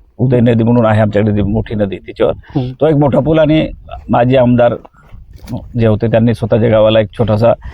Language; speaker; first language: Marathi; non-native, local second language; Bhili